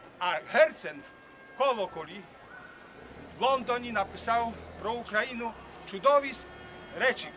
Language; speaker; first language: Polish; non-native, learner; Ukrainian